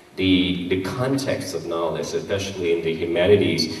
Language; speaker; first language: English; non-native, fluent; Thai